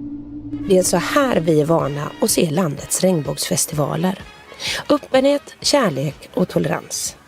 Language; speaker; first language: Swedish; native; Swedish